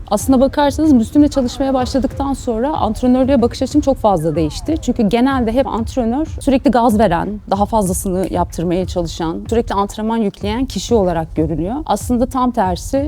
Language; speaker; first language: Turkish; native; Turkish